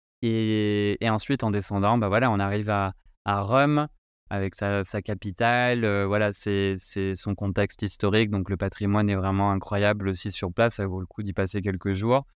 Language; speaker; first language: French; native; French